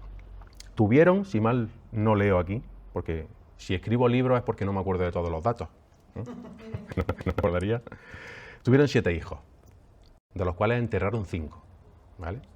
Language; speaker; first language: Spanish; native; Spanish